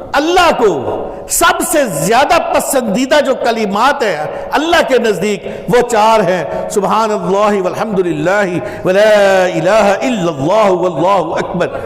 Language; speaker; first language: Urdu; non-native, local second language; Punjabi